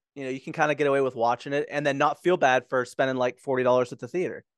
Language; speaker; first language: English; native; English